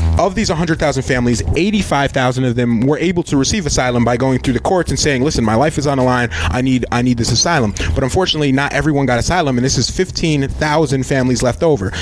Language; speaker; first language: English; native; English